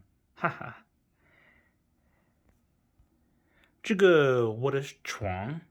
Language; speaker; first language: Chinese; non-native, learner; English